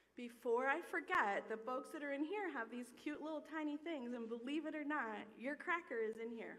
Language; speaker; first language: English; native; English